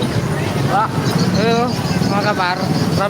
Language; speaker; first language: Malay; non-native, local second language; Achinese